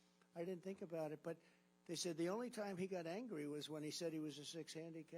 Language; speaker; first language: English; native; English